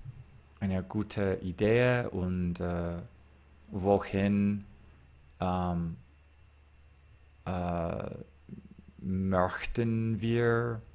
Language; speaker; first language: German; non-native, learner; English